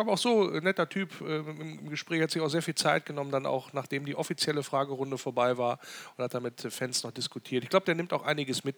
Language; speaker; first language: German; native; German